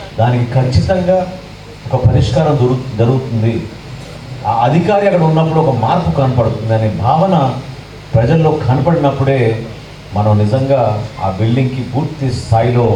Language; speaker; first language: Telugu; native; Telugu